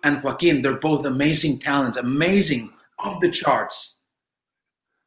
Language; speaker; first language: English; non-native, fluent; Spanish